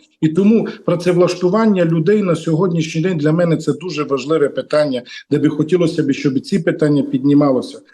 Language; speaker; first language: Ukrainian; non-native, local second language; Romany